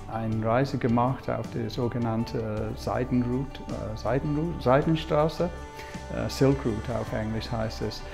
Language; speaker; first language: German; non-native, fluent; English